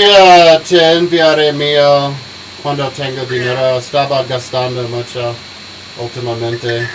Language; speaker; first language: Spanish; non-native, learner; English